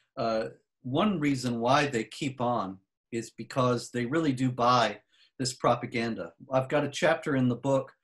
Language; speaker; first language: English; native; English